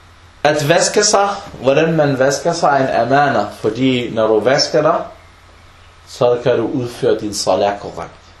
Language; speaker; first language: Danish; early bilingual, other home language; Arabic